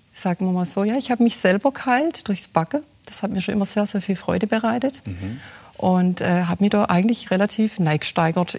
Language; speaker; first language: German; native; German